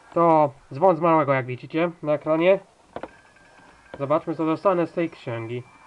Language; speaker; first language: Polish; native; Polish